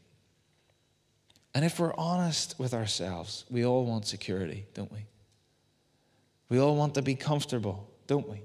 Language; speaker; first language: English; native; English